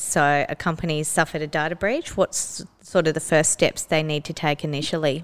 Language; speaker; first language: English; native; English